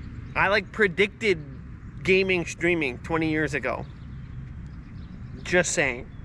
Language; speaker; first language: English; native; English